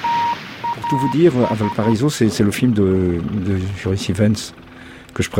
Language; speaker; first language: French; native; French